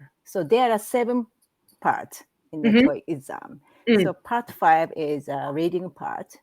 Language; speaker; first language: English; non-native, learner; Japanese